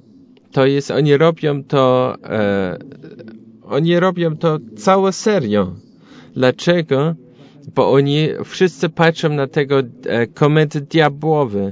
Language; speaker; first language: Polish; non-native, learner; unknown